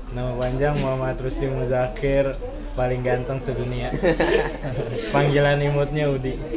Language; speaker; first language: Indonesian; native; Indonesian